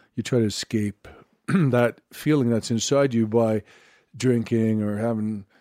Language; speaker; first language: English; non-native, fluent; Swedish